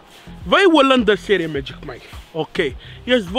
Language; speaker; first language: Swedish; non-native, fluent; Arabic